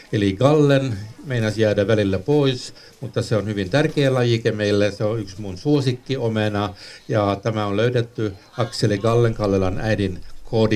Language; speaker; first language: Finnish; non-native, local second language; Swedish